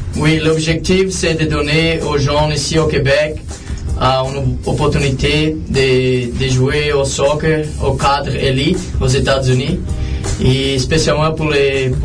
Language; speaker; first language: French; non-native, learner; Portuguese